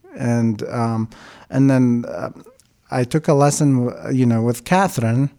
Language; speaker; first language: English; non-native, fluent; Syriac